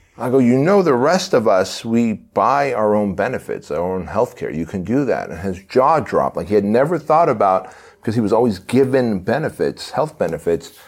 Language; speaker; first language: English; early bilingual, other home language; Armenian